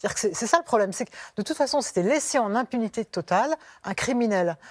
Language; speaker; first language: French; native; French